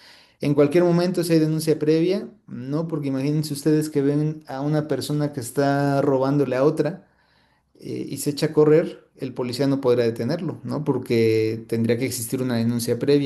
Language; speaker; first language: Spanish; native; Spanish